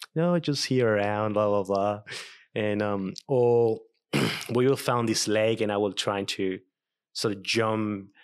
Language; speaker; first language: English; non-native, fluent; Spanish